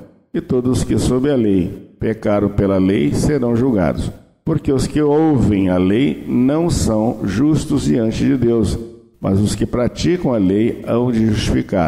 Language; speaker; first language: Portuguese; native; Portuguese